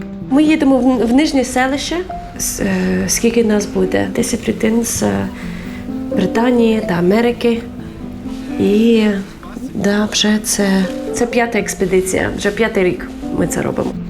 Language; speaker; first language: Ukrainian; native; Ukrainian